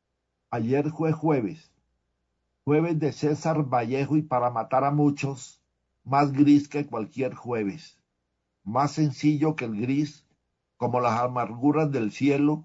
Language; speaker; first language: Spanish; native; Spanish